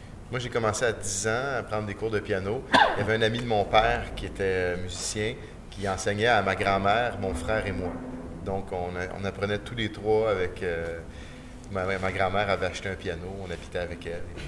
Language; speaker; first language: French; native; French